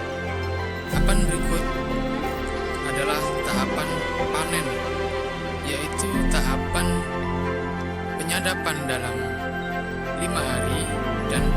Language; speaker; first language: Indonesian; native; Indonesian